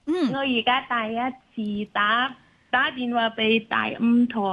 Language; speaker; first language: Cantonese; non-native, local second language; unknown